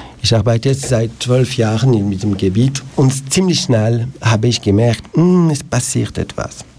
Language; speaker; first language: German; non-native, local second language; French